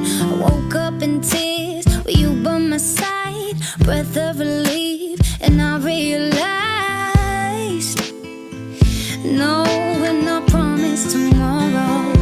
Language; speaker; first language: English; non-native, learner; Indonesian